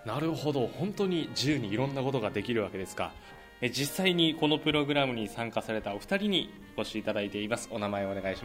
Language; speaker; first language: Japanese; native; Japanese